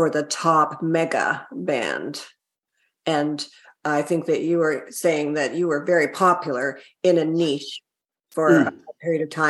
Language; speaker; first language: English; native; English